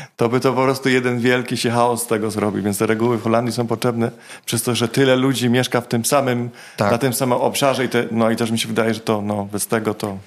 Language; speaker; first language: Polish; native; Polish